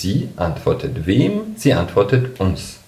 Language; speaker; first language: German; non-native, fluent; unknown